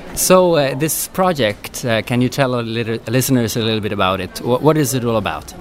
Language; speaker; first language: English; non-native, fluent; Swedish